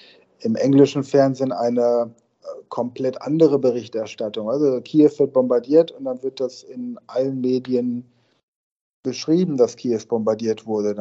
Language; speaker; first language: German; native; German